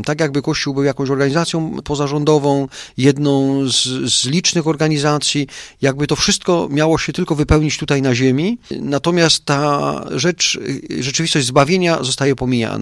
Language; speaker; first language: Polish; native; Polish